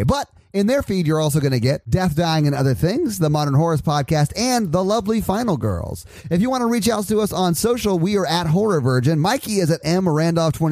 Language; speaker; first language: English; native; English